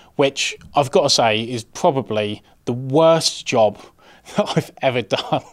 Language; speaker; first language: English; native; English